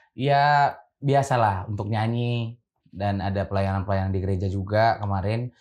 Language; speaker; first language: Indonesian; native; Indonesian